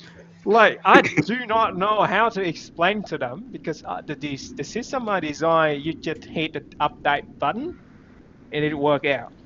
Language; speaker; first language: English; non-native, fluent; Vietnamese